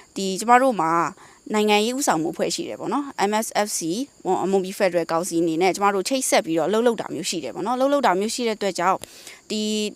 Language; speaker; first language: Burmese; non-native, local second language; Mon